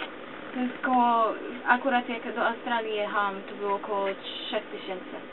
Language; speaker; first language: Polish; early bilingual, other home language; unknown